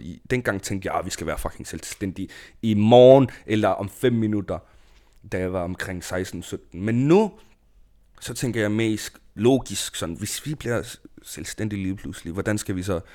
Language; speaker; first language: Danish; non-native, local second language; Kalaallisut